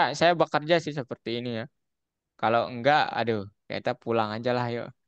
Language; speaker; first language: Indonesian; native; Indonesian